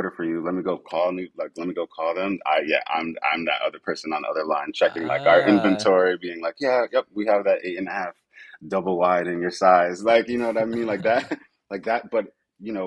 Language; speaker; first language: English; native; English